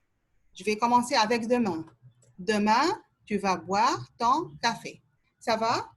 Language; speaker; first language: French; non-native, fluent; Arabic